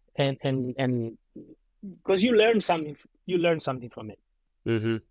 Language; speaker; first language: English; non-native, fluent; Italian